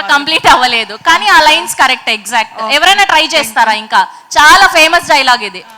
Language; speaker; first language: Telugu; native; Telugu